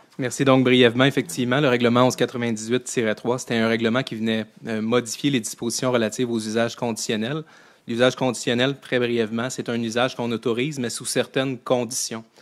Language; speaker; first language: French; native; French